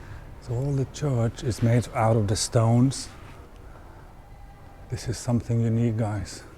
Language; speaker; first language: English; non-native, fluent; Lithuanian